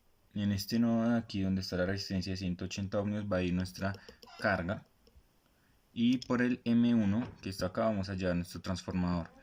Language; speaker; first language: Spanish; native; Spanish